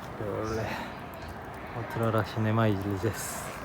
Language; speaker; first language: Turkish; non-native, learner; Korean